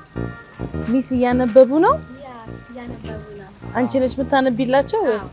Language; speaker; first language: Amharic; native; Amharic